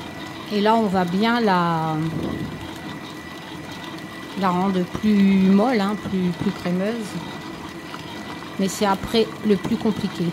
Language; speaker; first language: French; native; French